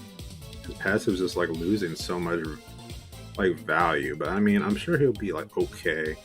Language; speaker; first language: English; native; English